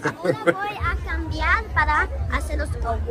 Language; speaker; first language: Spanish; early bilingual, heritage; Spanish